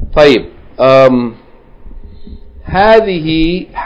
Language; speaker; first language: Arabic; non-native, fluent; English